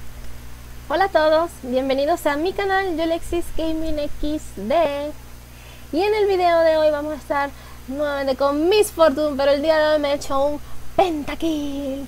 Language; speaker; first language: Spanish; native; Spanish